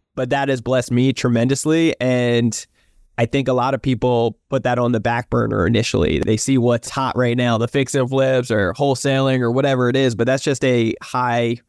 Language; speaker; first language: English; native; English